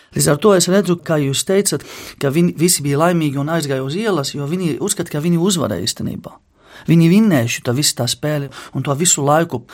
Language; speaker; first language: Latvian; non-native, fluent; Arabic